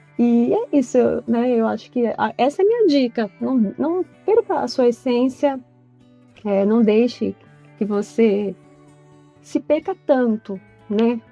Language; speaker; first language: Portuguese; native; Portuguese